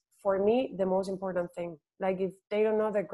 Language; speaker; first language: English; non-native, fluent; Spanish